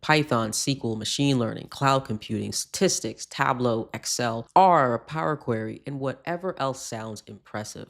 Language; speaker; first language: English; native; English